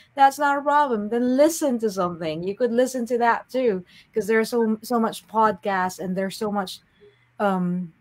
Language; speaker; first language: English; non-native, local second language; Filipino